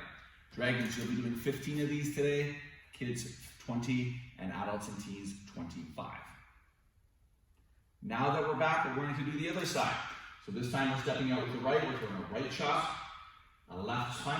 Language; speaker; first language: English; native; English